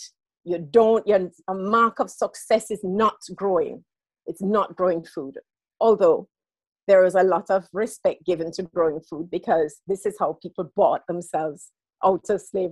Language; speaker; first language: English; native; English